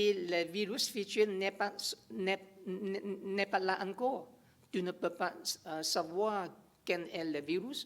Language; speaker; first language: French; non-native, learner; English